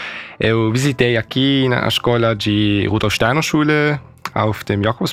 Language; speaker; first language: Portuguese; early bilingual, heritage; Portuguese